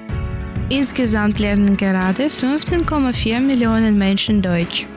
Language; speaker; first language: German; non-native, learner; Ukrainian